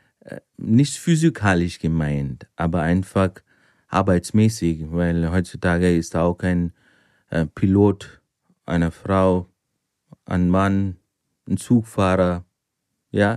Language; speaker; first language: German; non-native, fluent; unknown